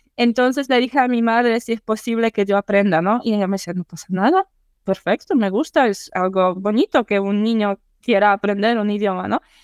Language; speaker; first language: Spanish; non-native, fluent; Polish